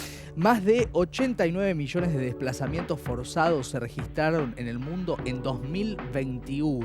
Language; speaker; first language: Spanish; native; Spanish